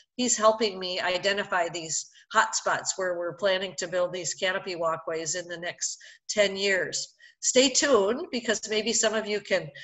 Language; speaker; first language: English; native; English